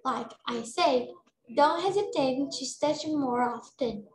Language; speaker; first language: English; non-native, fluent; Portuguese